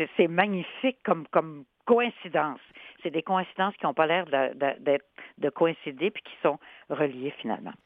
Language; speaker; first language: French; native; French